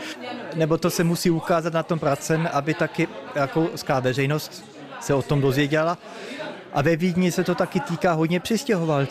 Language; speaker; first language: Czech; early bilingual, heritage; Czech